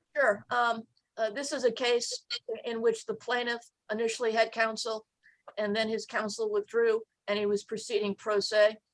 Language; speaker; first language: English; native; English